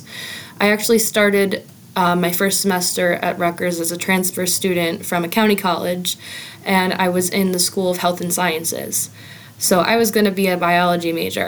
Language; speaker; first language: English; native; English